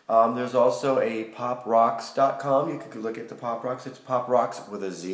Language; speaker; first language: English; native; English